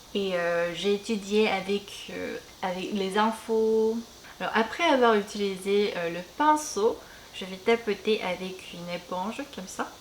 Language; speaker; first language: French; non-native, fluent; Korean